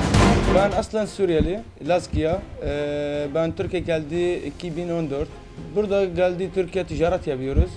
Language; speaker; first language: Turkish; non-native, learner; Arabic